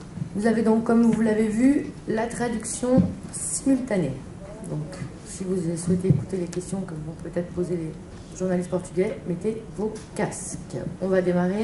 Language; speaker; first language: French; native; French